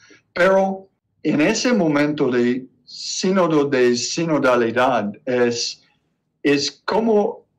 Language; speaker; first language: Spanish; non-native, learner; English